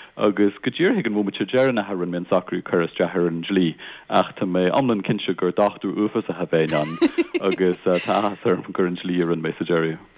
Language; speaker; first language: Irish; non-native, local second language; English